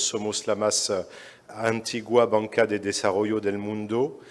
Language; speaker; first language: Spanish; non-native, fluent; French